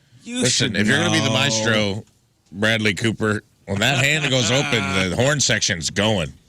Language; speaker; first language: English; native; English